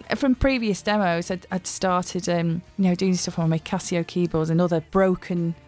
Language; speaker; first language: English; native; English